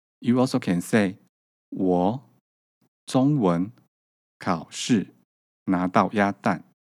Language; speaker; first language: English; non-native, learner; Chinese